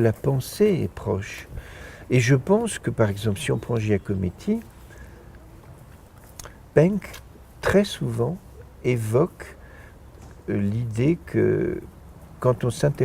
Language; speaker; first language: French; native; French